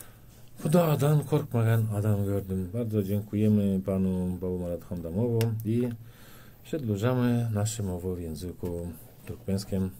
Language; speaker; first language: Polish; non-native, learner; Turkmen